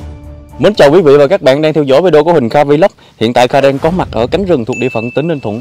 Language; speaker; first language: Vietnamese; native; Vietnamese